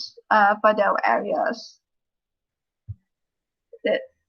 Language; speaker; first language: English; non-native, fluent; Vietnamese